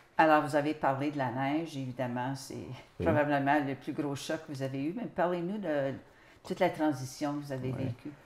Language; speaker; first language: French; native; French